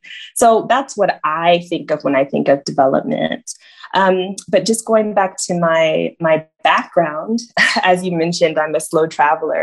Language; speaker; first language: English; native; English